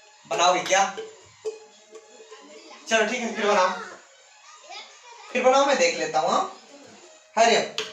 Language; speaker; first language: Hindi; native; Hindi